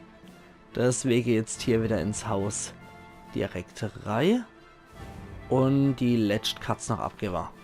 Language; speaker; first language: German; native; German